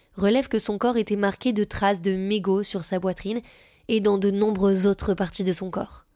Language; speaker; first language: French; native; French